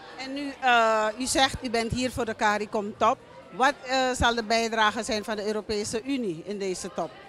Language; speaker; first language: Dutch; native; Dutch